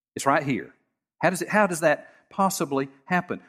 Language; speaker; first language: English; native; English